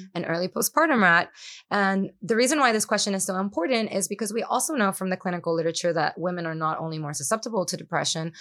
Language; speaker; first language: English; non-native, fluent; Spanish